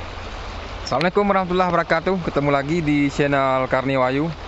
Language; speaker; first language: Indonesian; non-native, local second language; Achinese